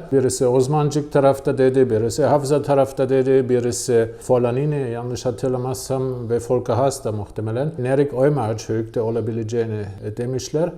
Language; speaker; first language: Turkish; non-native, fluent; German